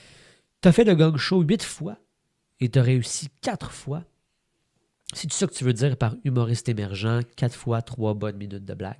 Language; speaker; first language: French; native; French